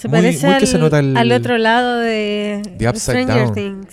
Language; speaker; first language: Spanish; native; Spanish